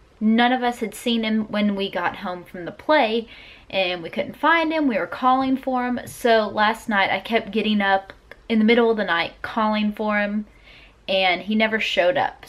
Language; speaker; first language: English; native; English